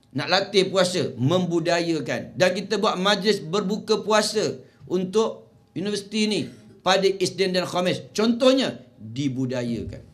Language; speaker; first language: Malay; native; Malay